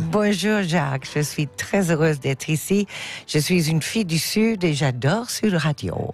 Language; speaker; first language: French; non-native, fluent; English